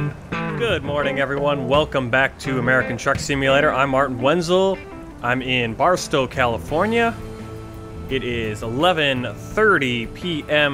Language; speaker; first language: English; native; English